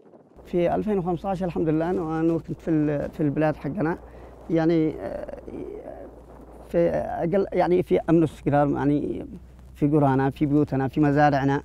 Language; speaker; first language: Arabic; native; Arabic